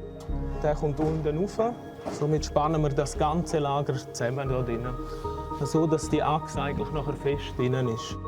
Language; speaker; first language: German; native; German